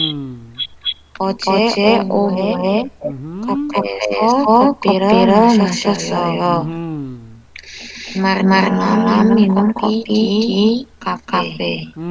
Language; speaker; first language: Korean; non-native, learner; Indonesian